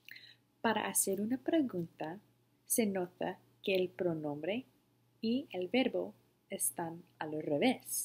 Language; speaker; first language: Spanish; non-native, fluent; English